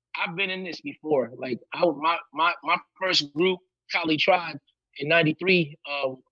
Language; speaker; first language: English; native; English